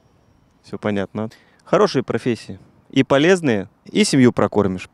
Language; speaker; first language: Russian; native; Russian